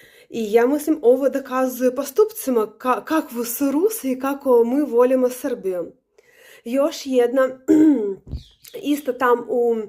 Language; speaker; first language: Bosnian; non-native, learner; Russian